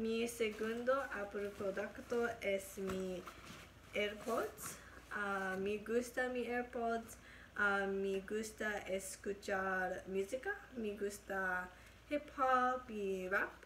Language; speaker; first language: Spanish; non-native, learner; English